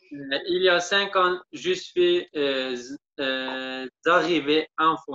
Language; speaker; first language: French; non-native, learner; Kurdish